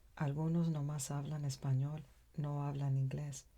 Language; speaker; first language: Spanish; early bilingual, other home language; English